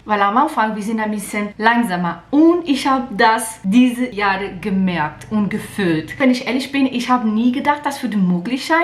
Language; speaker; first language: German; non-native, learner; Portuguese